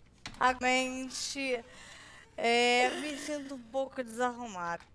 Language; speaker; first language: Portuguese; native; Portuguese